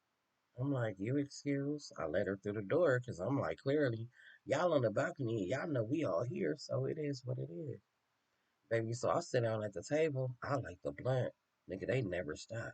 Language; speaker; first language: English; native; English